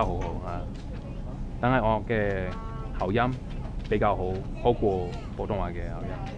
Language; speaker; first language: Cantonese; non-native, learner; English